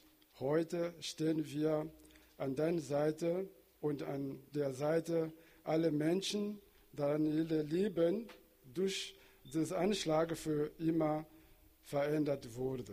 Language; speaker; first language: German; non-native, fluent; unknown